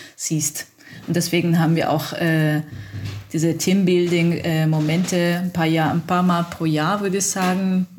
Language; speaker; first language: German; non-native, fluent; Italian